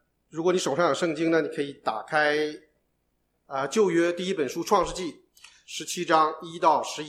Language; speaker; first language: Chinese; native; Chinese